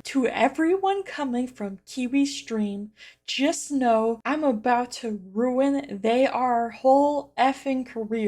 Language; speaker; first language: English; native; English